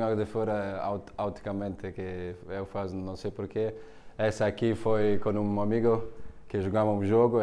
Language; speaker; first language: Portuguese; non-native, learner; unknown